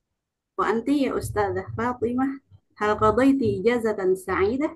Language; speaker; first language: Arabic; non-native, learner; Indonesian